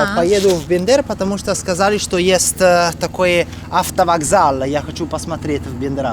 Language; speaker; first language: Russian; non-native, fluent; Italian